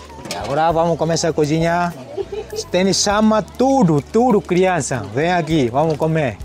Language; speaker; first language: Portuguese; non-native, learner; Vietnamese